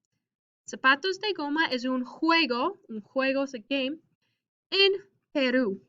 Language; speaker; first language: Spanish; non-native, fluent; English